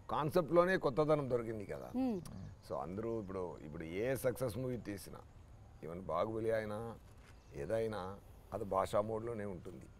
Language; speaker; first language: Telugu; non-native, fluent; Tamil